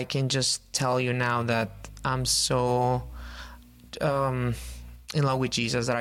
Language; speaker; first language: English; non-native, fluent; Spanish